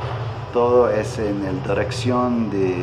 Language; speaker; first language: Spanish; non-native, learner; English